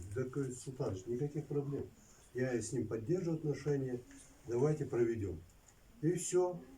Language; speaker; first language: Russian; non-native, local second language; Lezghian